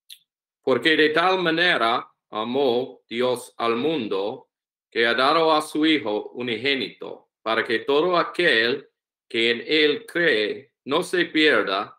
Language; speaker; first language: Spanish; non-native, learner; English